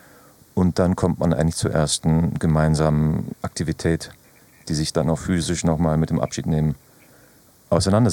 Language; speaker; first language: German; native; German